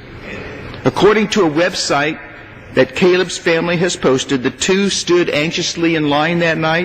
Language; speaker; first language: English; native; English